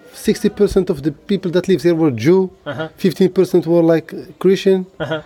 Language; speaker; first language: English; non-native, learner; Arabic